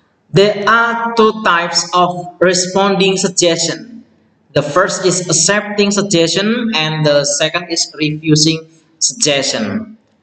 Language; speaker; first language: English; non-native, fluent; Indonesian